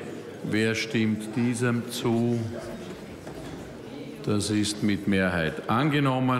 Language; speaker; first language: German; native; German